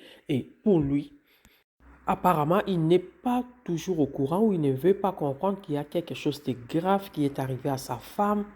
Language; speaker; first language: French; non-native, local second language; Lingala